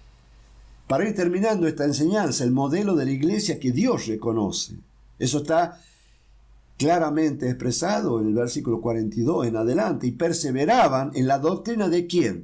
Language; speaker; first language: Spanish; native; Spanish